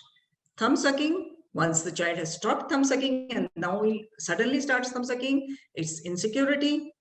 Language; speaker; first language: English; non-native, local second language; Malayalam